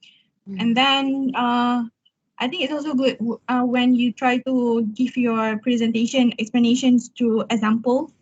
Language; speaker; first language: English; non-native, local second language; Malay